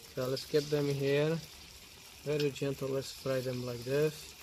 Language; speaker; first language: English; non-native, fluent; Portuguese